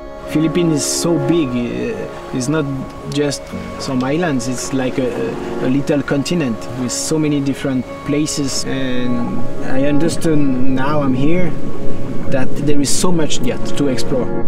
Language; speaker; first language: English; non-native, fluent; French